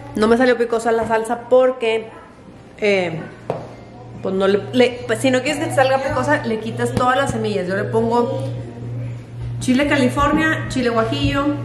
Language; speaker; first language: Spanish; native; Spanish